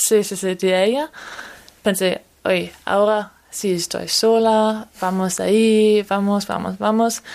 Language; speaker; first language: Spanish; non-native, fluent; Danish